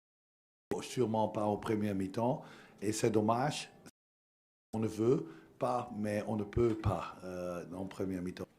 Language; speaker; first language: French; non-native, learner; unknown